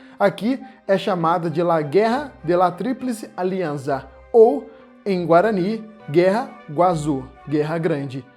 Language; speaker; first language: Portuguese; native; Portuguese